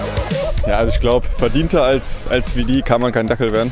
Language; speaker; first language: German; native; German